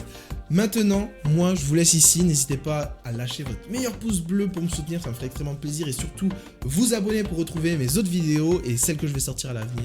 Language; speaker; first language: French; native; French